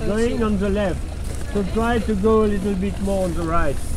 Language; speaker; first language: English; non-native, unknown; French